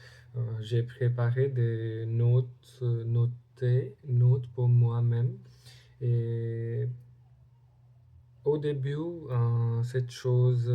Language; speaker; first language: French; non-native, learner; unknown